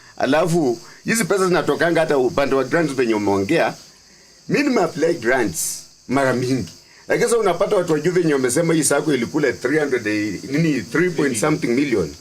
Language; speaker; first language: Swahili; non-native, local second language; Luyia